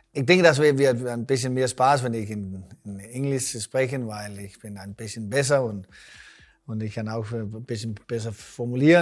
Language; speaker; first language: German; non-native, learner; Danish